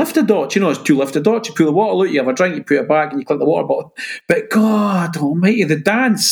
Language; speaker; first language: English; native; English